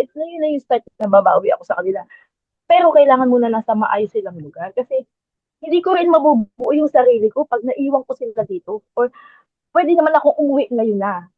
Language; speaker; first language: Filipino; native; Filipino